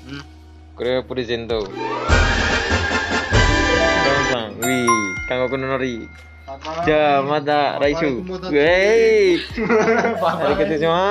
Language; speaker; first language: Japanese; non-native, learner; Indonesian